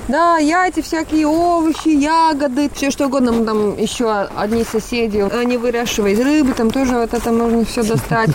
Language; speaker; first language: Russian; non-native, local second language; Latvian